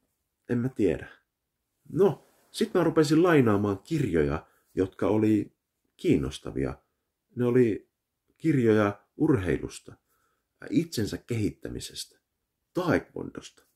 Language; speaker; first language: Finnish; early bilingual, heritage; Finnish